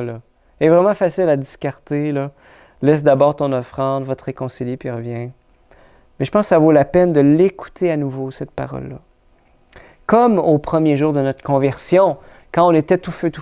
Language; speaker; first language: French; native; French